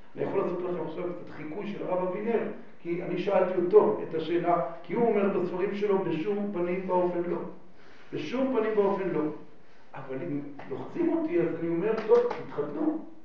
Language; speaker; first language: Hebrew; native; Hebrew